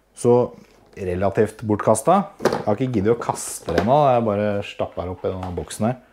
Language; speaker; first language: Norwegian; native; Norwegian